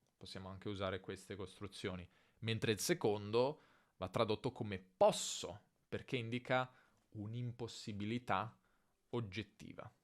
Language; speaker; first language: Italian; native; Italian